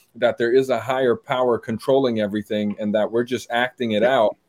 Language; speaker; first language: English; early bilingual, other home language; Portuguese